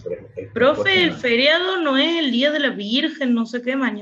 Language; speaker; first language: Spanish; native; Spanish